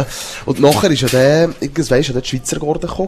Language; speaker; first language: German; native; German